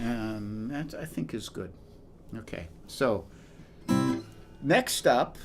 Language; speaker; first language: English; native; English